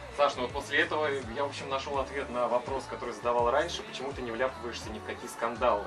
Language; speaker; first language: Russian; native; Russian